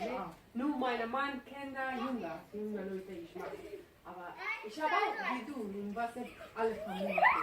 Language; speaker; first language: German; non-native, learner; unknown